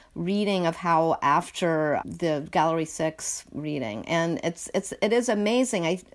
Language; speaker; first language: English; native; English